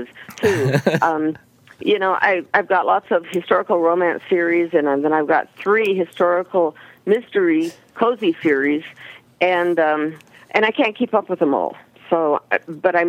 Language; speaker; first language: English; native; English